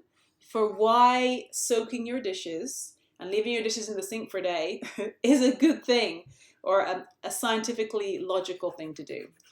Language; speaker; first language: English; native; English